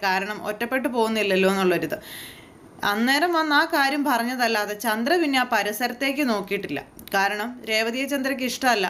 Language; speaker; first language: Malayalam; native; Malayalam